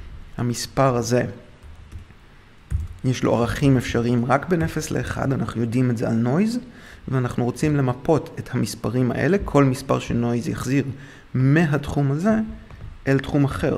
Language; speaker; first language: Hebrew; native; Hebrew